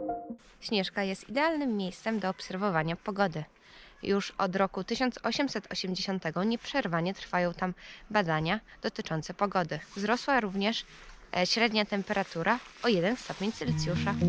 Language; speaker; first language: Polish; native; Polish